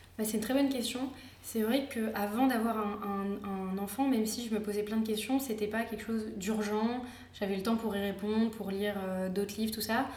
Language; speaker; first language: French; native; French